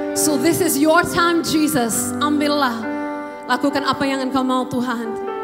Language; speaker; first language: Indonesian; non-native, fluent; English